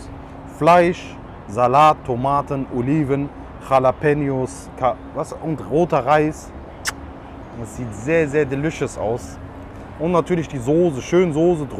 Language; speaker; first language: German; non-native, local second language; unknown